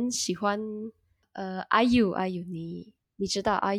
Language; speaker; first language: Chinese; non-native, learner; Indonesian